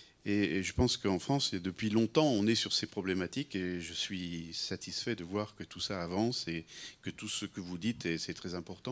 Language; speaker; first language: French; native; French